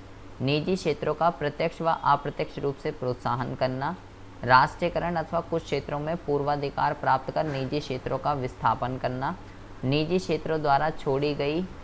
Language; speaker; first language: Hindi; native; Hindi